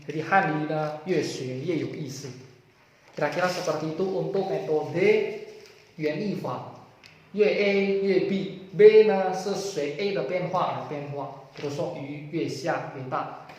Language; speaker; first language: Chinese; non-native, fluent; Indonesian